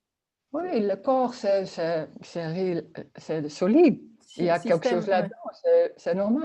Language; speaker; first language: French; non-native, learner; Dutch